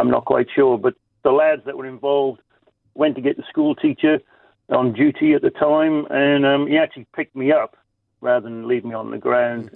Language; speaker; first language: English; native; English